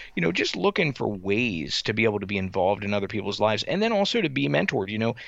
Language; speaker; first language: English; native; English